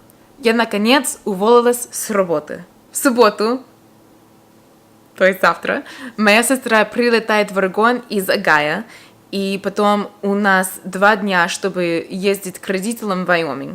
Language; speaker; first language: Russian; non-native, fluent; English